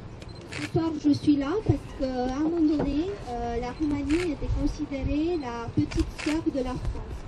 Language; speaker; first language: French; non-native, fluent; Romanian